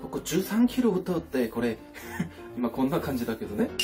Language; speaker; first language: Japanese; non-native, learner; Korean